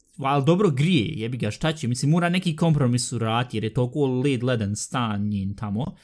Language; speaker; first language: Bosnian; early bilingual, heritage; Bosnian